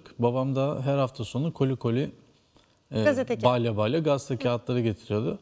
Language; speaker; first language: Turkish; native; Turkish